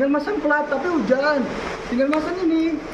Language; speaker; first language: Indonesian; native; Indonesian